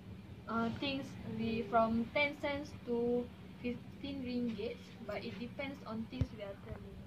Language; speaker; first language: English; non-native, learner; Malay